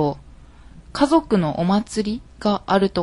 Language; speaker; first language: Japanese; native; Japanese